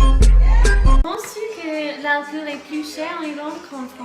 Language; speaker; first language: French; non-native, learner; English